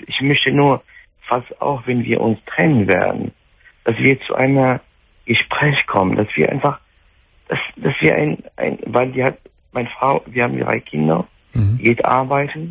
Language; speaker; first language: German; non-native, fluent; Arabic